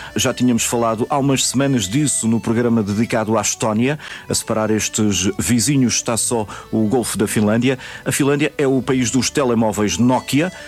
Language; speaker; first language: Portuguese; native; Portuguese